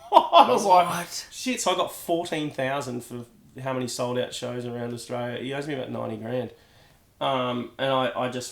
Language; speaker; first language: English; native; English